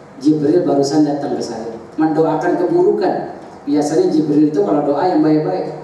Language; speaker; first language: Indonesian; native; Indonesian